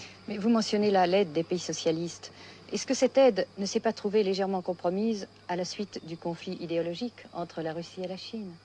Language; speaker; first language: French; native; French